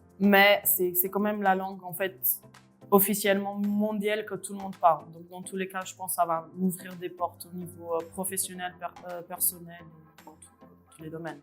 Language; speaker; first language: French; early bilingual, other home language; Portuguese